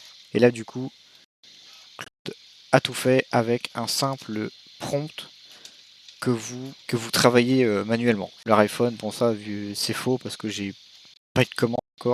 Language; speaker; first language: French; native; French